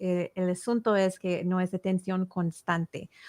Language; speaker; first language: Spanish; early bilingual, heritage; English